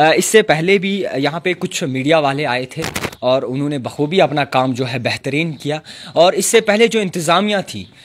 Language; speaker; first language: Urdu; non-native, local second language; Kashmiri